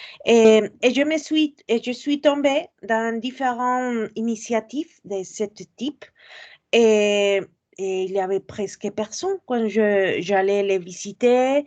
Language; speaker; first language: French; non-native, fluent; Spanish